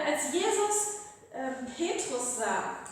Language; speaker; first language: German; native; German